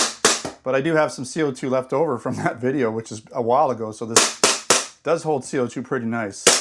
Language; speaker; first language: English; native; English